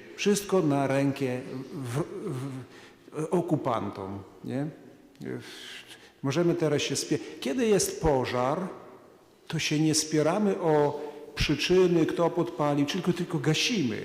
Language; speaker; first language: Polish; non-native, fluent; Ukrainian